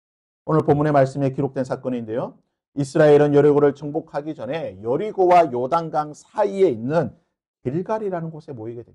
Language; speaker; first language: Korean; native; Korean